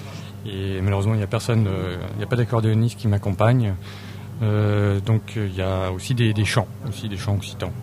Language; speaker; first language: French; native; French